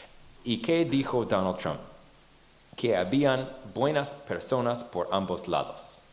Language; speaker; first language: Spanish; non-native, fluent; English